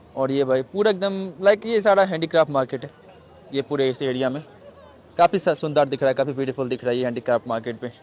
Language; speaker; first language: Hindi; native; Hindi